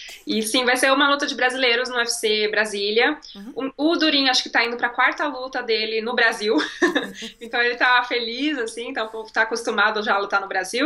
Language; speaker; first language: Portuguese; native; Portuguese